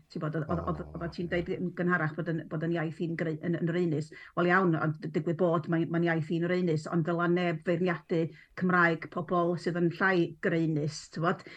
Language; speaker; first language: Welsh; non-native, local second language; English